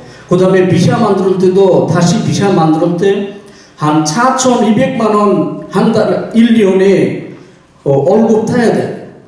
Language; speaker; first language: Korean; non-native, fluent; Bangla